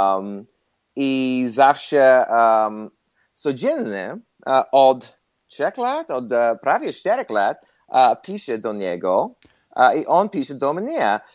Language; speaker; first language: Polish; non-native, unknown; English